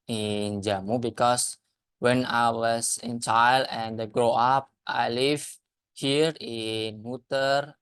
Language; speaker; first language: English; non-native, learner; Indonesian